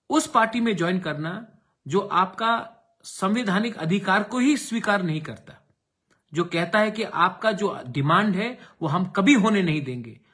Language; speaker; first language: Hindi; non-native, local second language; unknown